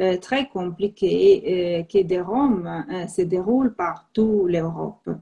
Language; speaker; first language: French; non-native, learner; Italian